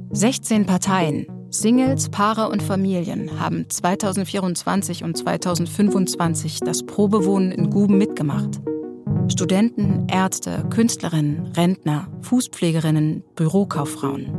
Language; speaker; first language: German; native; German